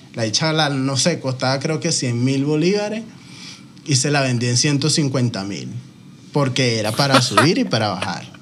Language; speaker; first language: Spanish; native; Spanish